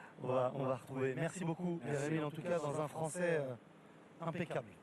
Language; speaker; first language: French; native; French